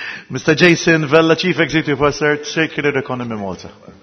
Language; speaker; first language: English; non-native, fluent; Maltese